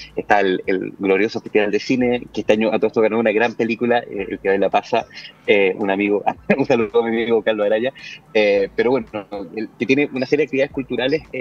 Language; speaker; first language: Spanish; native; Spanish